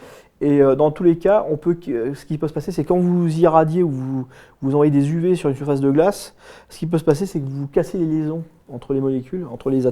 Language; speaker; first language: French; native; French